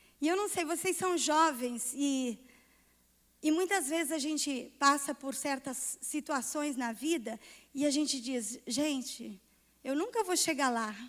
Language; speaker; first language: Portuguese; native; Portuguese